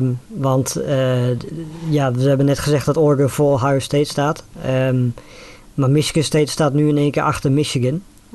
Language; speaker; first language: Dutch; native; Dutch